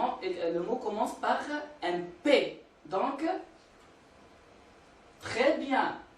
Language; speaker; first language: French; non-native, local second language; Arabic